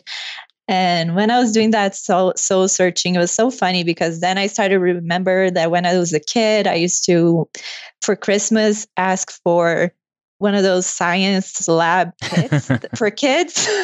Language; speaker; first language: English; non-native, fluent; Portuguese